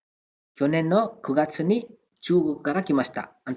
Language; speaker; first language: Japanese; non-native, fluent; Kannada